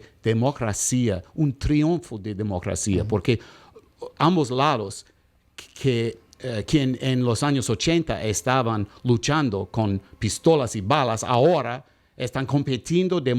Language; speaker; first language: Spanish; non-native, learner; English